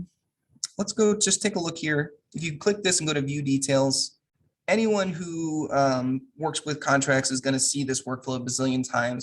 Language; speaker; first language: English; native; English